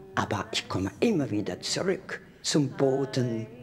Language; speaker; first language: German; non-native, fluent; Turkish